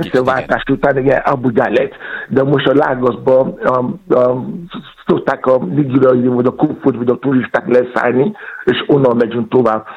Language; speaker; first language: Hungarian; non-native, fluent; Yoruba